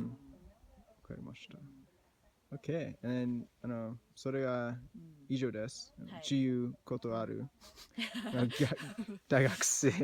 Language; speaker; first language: Japanese; non-native, learner; English